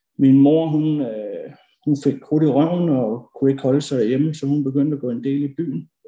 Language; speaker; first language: Danish; early bilingual, other home language; Norwegian